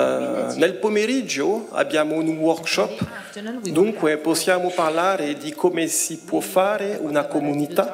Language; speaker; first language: Italian; non-native, fluent; French